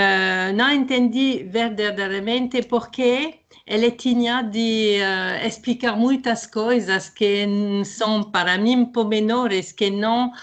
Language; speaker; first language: Portuguese; non-native, fluent; French